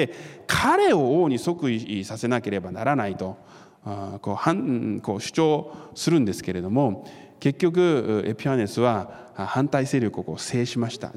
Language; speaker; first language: Japanese; non-native, fluent; Korean